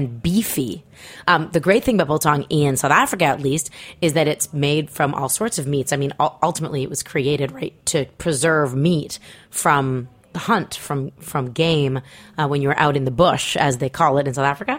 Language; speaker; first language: English; native; English